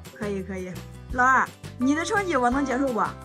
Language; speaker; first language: Chinese; native; Chinese